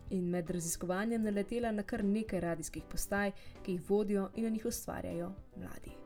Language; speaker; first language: Slovenian; native; Slovenian